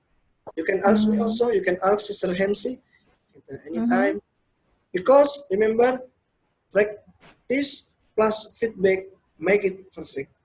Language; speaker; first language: English; non-native, learner; Indonesian